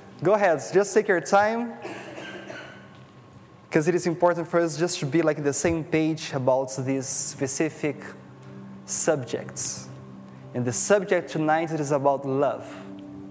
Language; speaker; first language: English; non-native, fluent; Portuguese